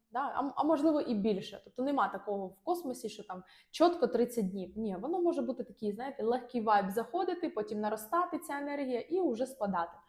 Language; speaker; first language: Ukrainian; non-native, local second language; Russian